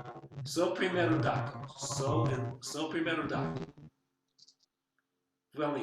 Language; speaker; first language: Portuguese; non-native, learner; English